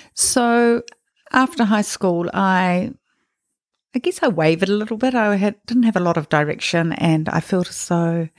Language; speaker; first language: English; native; English